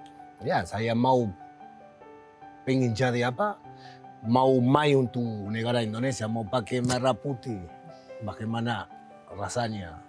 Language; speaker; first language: Indonesian; non-native, learner; Spanish